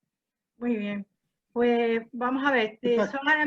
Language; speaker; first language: Spanish; native; Spanish